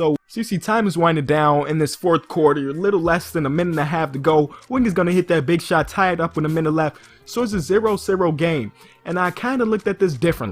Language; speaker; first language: English; native; English